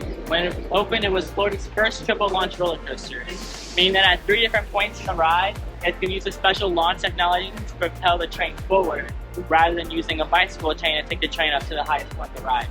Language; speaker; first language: English; native; English